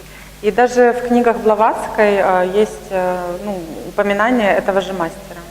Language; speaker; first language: Russian; native; Russian